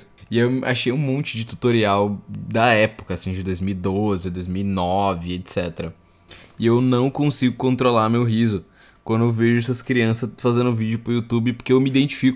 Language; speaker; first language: Portuguese; native; Portuguese